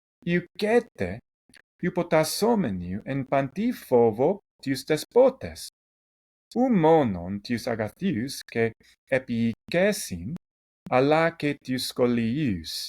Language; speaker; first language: Greek; non-native, fluent; English